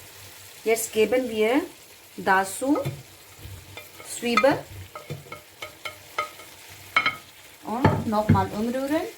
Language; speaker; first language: German; non-native, learner; Urdu